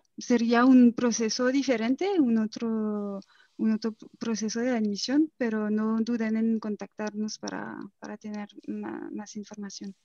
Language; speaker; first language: Spanish; non-native, fluent; French